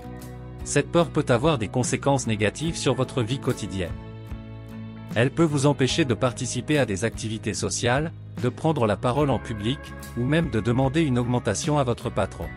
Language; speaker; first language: French; native; French